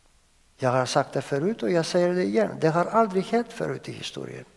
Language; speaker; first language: Swedish; non-native, fluent; Greek